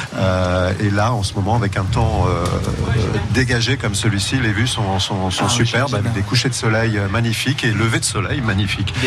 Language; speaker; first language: French; native; French